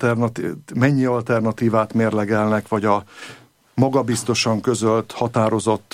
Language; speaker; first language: Hungarian; native; Hungarian